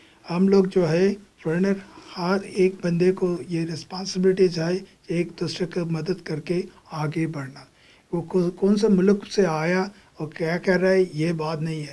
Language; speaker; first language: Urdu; non-native, fluent; Bangla